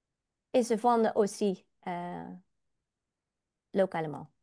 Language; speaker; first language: French; non-native, learner; Dutch